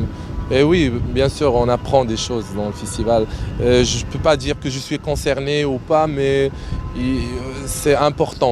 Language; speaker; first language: French; non-native, local second language; Arabic